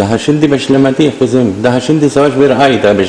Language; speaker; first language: Turkish; non-native, learner; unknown